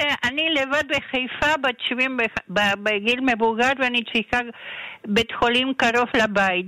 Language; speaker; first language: Hebrew; non-native, fluent; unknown